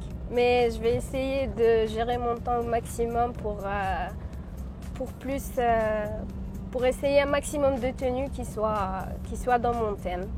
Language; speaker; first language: French; non-native, local second language; Arabic